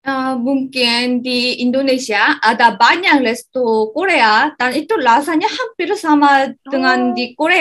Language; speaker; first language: Indonesian; non-native, learner; Korean